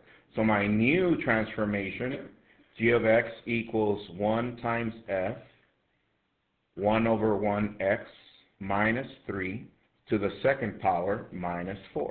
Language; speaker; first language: English; native; English